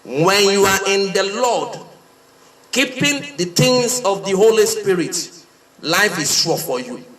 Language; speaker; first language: English; non-native, local second language; Yoruba